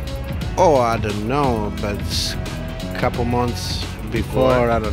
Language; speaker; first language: English; non-native, learner; Spanish